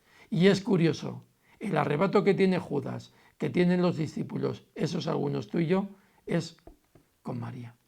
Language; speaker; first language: Spanish; native; Spanish